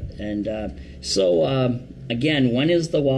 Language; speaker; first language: English; native; English